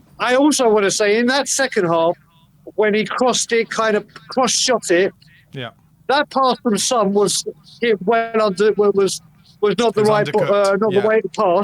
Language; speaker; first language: English; native; English